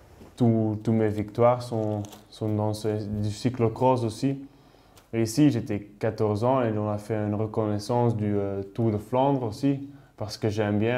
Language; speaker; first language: French; non-native, local second language; Dutch